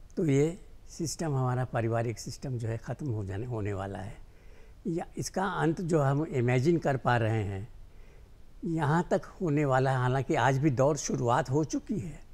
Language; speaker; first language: Hindi; native; Hindi